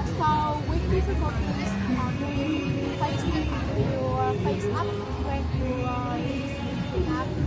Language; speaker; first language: English; non-native, learner; Vietnamese